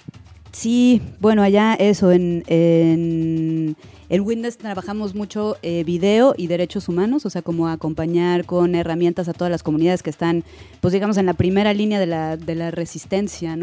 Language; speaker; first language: Spanish; native; Spanish